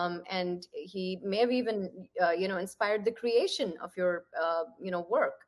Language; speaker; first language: English; non-native, local second language; Punjabi